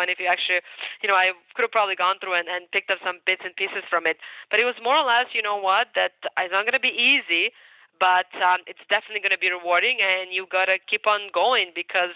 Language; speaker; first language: English; non-native, fluent; Ukrainian